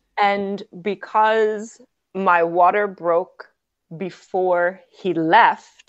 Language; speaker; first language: English; native; English